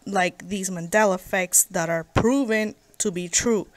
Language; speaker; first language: English; native; English